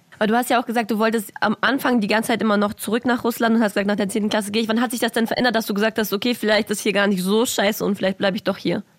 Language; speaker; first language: German; native; German